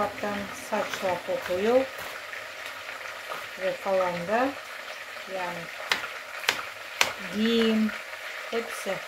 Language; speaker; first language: Turkish; non-native, learner; Russian